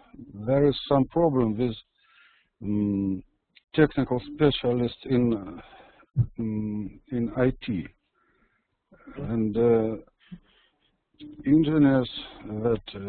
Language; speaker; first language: English; non-native, learner; Russian